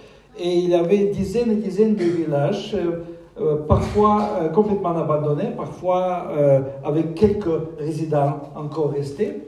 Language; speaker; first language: French; non-native, fluent; Russian